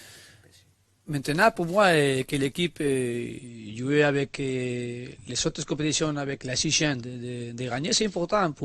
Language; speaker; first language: French; non-native, learner; Spanish